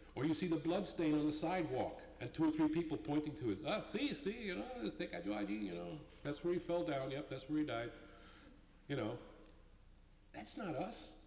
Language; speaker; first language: English; native; English